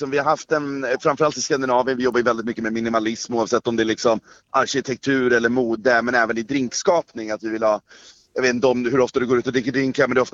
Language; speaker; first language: Swedish; native; Swedish